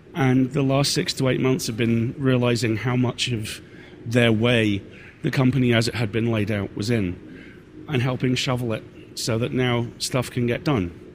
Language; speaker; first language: English; native; English